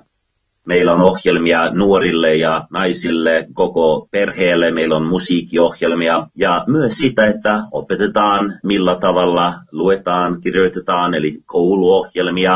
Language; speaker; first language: Finnish; non-native, fluent; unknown